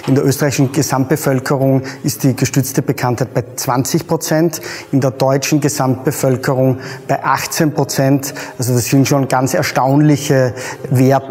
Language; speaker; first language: German; native; German